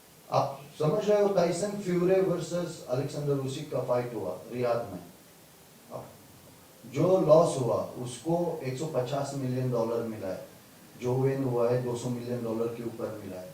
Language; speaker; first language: Hindi; non-native, fluent; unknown